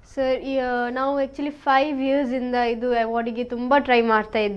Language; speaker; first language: Kannada; non-native, local second language; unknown